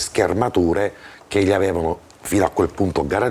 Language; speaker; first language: Italian; native; Italian